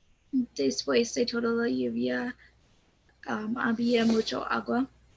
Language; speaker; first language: Spanish; non-native, learner; English